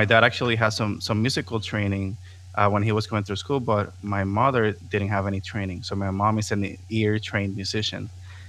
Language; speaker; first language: English; non-native, fluent; Spanish